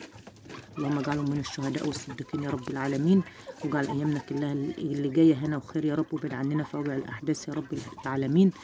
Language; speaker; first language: Arabic; native; Arabic